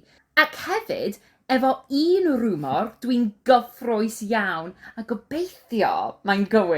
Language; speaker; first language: Welsh; non-native, learner; English